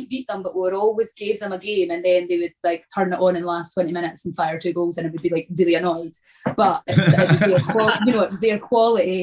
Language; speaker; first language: English; native; English